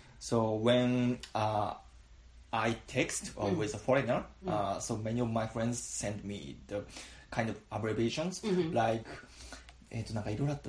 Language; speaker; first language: English; non-native, learner; Japanese